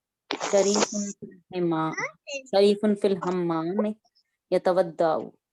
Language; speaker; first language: Arabic; non-native, learner; Urdu